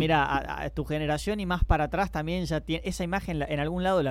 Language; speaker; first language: Spanish; native; Spanish